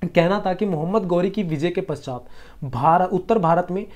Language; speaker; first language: Hindi; native; Hindi